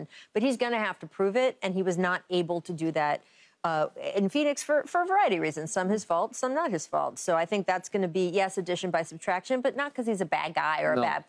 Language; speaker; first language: English; native; English